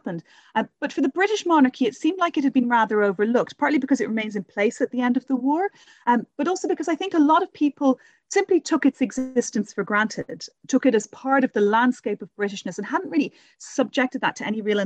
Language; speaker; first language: English; native; English